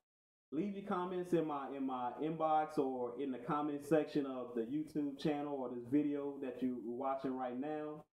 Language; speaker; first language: English; native; English